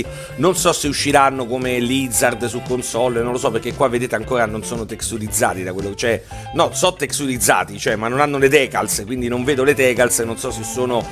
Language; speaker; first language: Italian; native; Italian